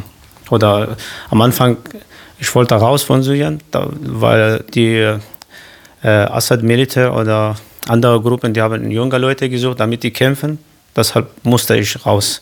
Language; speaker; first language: German; non-native, learner; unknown